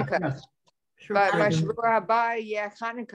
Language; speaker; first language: Hebrew; non-native, learner; English